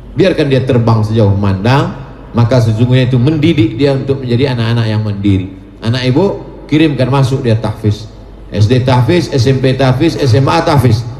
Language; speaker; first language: Indonesian; native; Indonesian